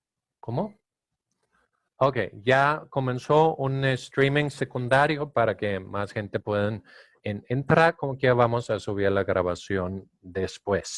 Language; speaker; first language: Spanish; non-native, fluent; Danish